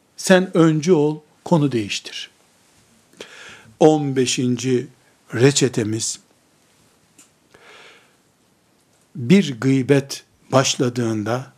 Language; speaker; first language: Turkish; native; Turkish